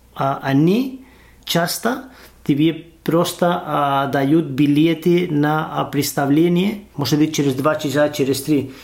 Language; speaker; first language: Russian; non-native, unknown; Spanish